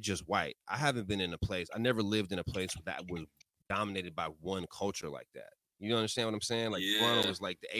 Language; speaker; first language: English; native; English